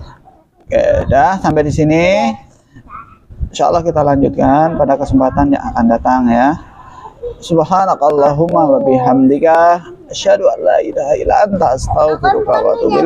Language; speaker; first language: Indonesian; native; Indonesian